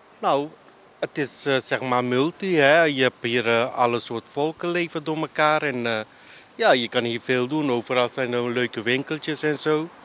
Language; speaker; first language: Dutch; early bilingual, other home language; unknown